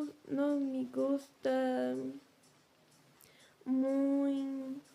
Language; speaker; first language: Spanish; non-native, learner; Portuguese